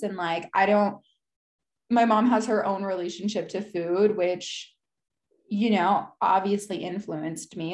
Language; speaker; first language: English; native; English